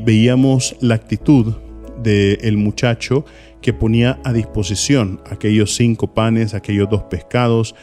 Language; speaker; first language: Spanish; native; Spanish